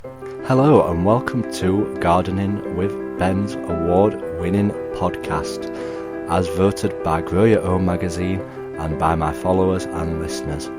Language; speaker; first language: English; native; English